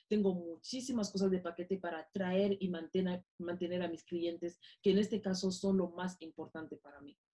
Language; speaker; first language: Spanish; non-native, local second language; Fang